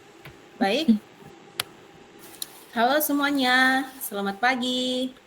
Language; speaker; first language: Indonesian; native; Indonesian